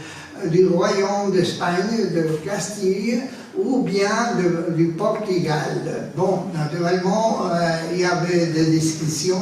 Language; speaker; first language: French; non-native, fluent; Spanish